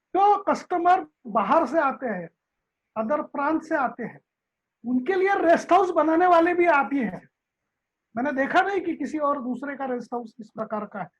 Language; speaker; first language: Hindi; non-native, local second language; Marathi